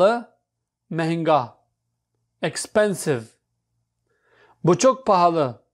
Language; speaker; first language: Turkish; non-native, fluent; Urdu